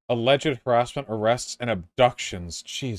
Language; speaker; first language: English; native; English